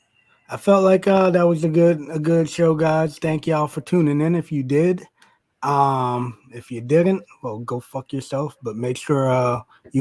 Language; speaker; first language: English; native; English